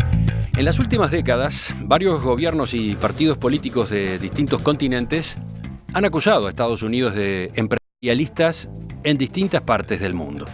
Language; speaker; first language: Spanish; native; Spanish